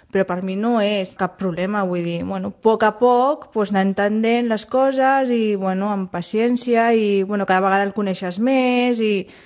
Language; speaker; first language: Catalan; non-native, local second language; Spanish